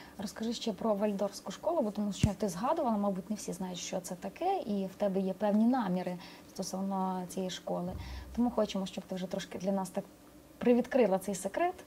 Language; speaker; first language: Ukrainian; native; Ukrainian